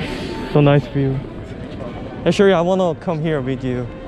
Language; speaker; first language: English; non-native, learner; Korean